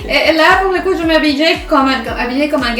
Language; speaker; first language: French; non-native, fluent; Spanish